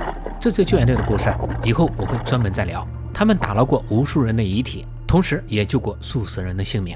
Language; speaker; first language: Chinese; native; Chinese